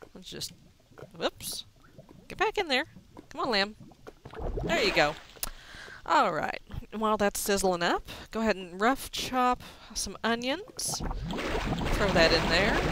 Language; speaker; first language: English; native; English